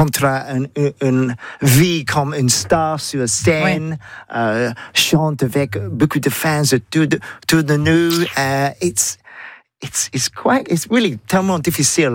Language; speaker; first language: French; non-native, learner; English